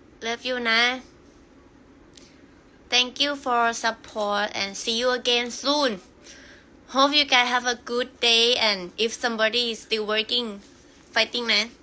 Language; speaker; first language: English; non-native, learner; Thai